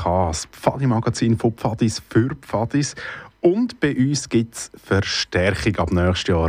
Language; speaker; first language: German; native; German